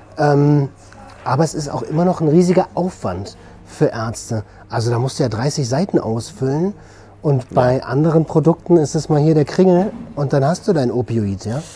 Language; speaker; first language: German; native; German